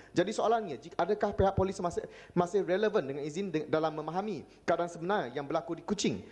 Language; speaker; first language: Malay; non-native, local second language; Chinese